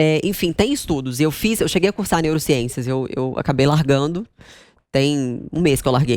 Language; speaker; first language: Portuguese; native; Portuguese